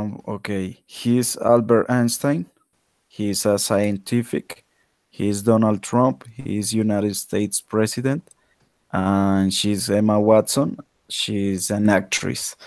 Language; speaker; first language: English; non-native, learner; Spanish